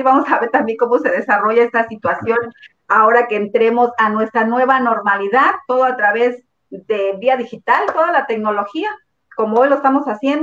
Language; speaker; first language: Spanish; native; Spanish